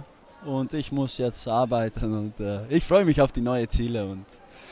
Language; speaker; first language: German; non-native, fluent; Dutch